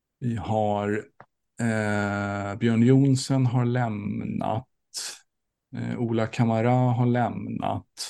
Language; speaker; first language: Swedish; native; Swedish